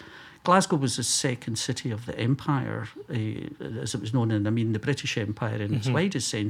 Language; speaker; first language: English; native; English